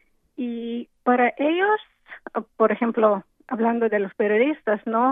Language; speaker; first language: Spanish; non-native, fluent; English